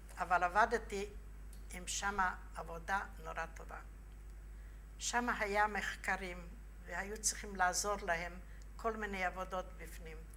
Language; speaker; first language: Hebrew; non-native, fluent; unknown